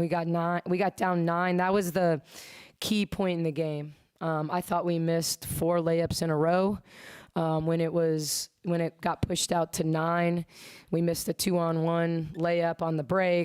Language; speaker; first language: English; native; English